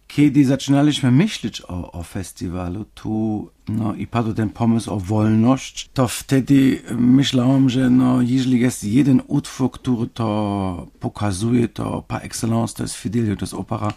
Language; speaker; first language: Polish; non-native, fluent; German